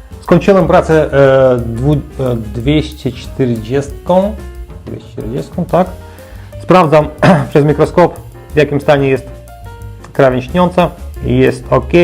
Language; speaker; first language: Polish; non-native, learner; Ukrainian